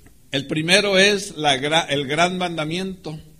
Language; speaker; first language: Spanish; native; Spanish